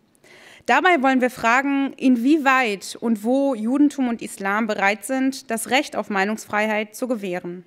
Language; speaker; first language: German; native; German